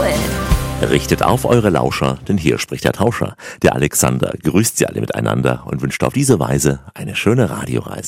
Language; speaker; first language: German; native; German